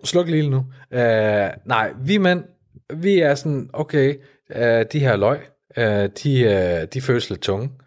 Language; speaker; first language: Danish; early bilingual, other home language; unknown